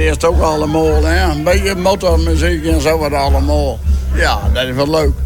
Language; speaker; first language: Dutch; native; Dutch